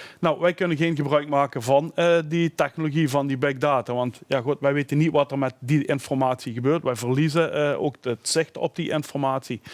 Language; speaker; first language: Dutch; native; Dutch